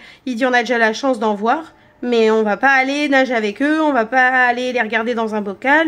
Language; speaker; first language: French; native; French